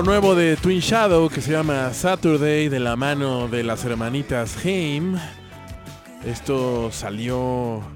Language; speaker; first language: Spanish; native; Spanish